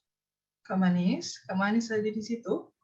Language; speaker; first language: Malay; native; Malay